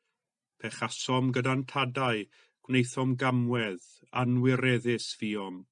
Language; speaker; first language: Welsh; native; Welsh